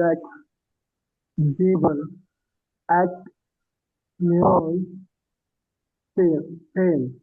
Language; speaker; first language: German; non-native, learner; Hindi